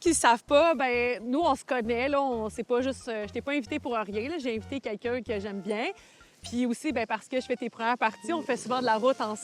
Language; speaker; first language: French; native; French